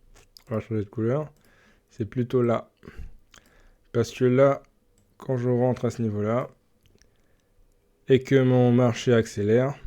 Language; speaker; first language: French; native; French